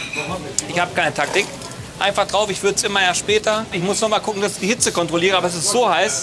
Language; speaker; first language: German; native; German